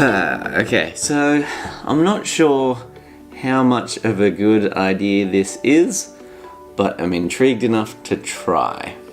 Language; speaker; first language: English; native; English